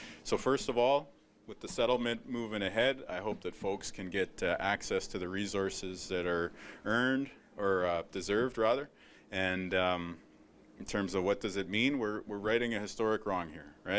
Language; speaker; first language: English; native; English